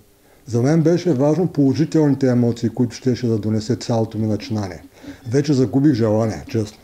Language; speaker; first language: Bulgarian; native; Bulgarian